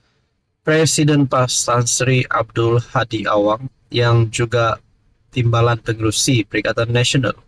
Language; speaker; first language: Malay; native; Malay